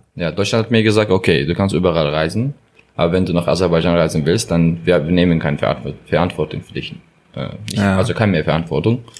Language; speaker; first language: German; non-native, learner; Azerbaijani